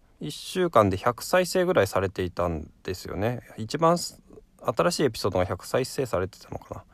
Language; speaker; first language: Japanese; native; Japanese